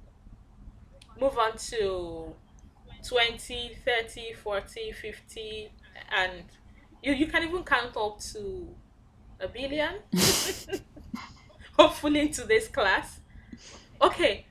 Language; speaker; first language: English; non-native, local second language; Igbo